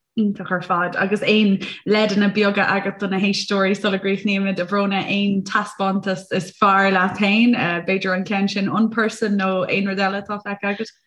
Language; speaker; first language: Irish; non-native, local second language; English